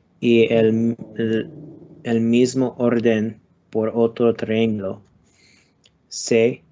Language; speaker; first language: Spanish; non-native, learner; English